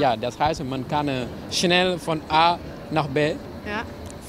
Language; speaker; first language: German; non-native, fluent; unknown